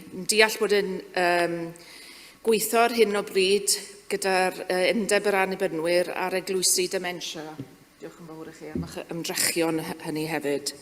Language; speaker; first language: Welsh; native; Welsh